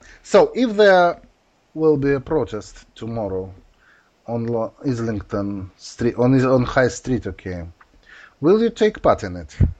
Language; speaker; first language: English; non-native, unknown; Russian